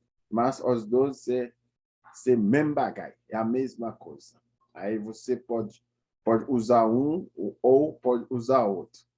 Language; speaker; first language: Portuguese; non-native, fluent; Haitian Creole